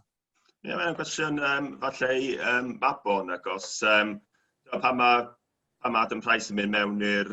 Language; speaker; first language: Welsh; native; Welsh